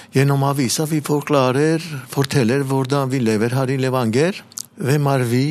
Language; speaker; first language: Norwegian; non-native, learner; Armenian